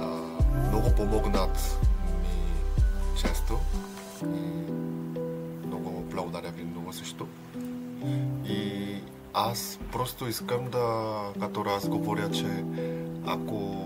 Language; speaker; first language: Bulgarian; non-native, learner; Korean